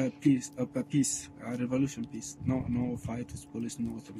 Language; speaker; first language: English; non-native, learner; Arabic